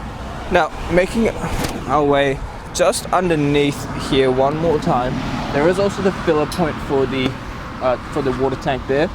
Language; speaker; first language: English; native; English